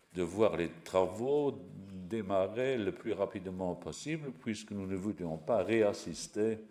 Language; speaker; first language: French; non-native, local second language; Luxembourgish